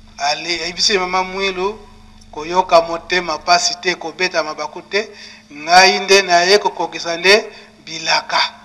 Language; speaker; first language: Lingala; non-native, local second language; Kongo